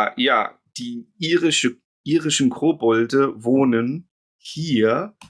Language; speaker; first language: German; non-native, fluent; English